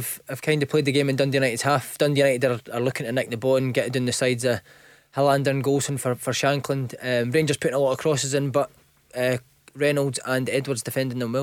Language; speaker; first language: English; native; English